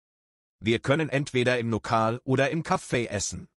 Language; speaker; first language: German; non-native, learner; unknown